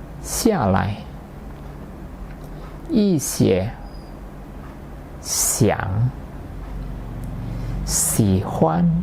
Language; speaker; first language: Chinese; non-native, fluent; Indonesian